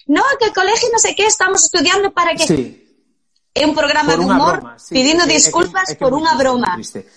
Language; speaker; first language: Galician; native; Galician